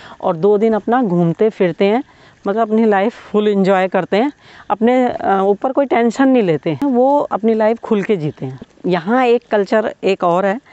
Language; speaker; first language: Hindi; native; Hindi